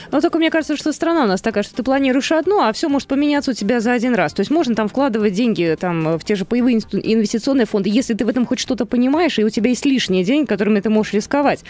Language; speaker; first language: Russian; native; Russian